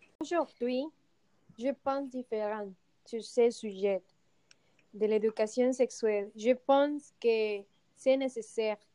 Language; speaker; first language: French; non-native, learner; Spanish